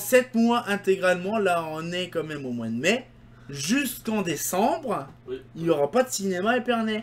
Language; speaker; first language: French; native; French